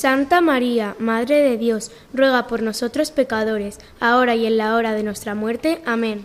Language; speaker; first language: Spanish; native; Spanish